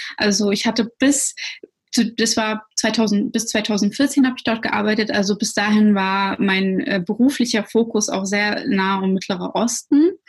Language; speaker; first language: German; early bilingual, other home language; Russian